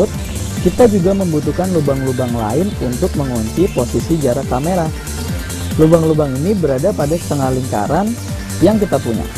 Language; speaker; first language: Indonesian; native; Indonesian